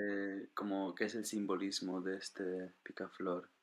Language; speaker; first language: Spanish; non-native, fluent; English